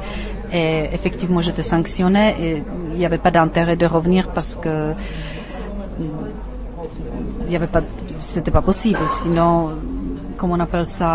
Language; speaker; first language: French; non-native, fluent; Czech